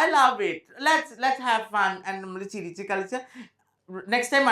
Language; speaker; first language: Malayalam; non-native, fluent; Assamese